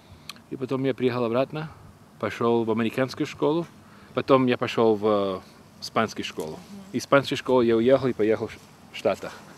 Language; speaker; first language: Russian; early bilingual, heritage; Russian